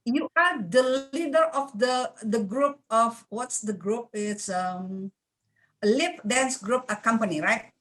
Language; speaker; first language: English; non-native, learner; Indonesian